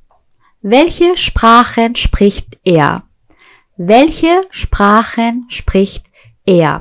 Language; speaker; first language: German; non-native, fluent; Persian